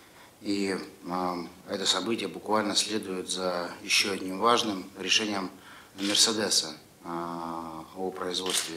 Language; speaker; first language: Russian; native; Russian